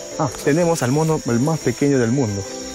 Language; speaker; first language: Spanish; native; Spanish